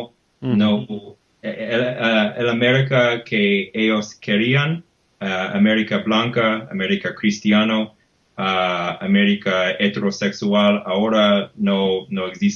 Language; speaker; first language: Spanish; non-native, fluent; English